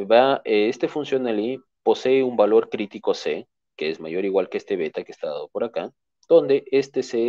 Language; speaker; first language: Spanish; native; Spanish